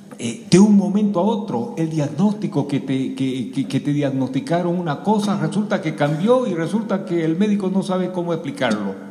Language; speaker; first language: Spanish; native; Spanish